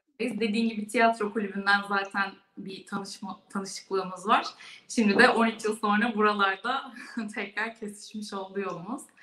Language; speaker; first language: Turkish; native; Turkish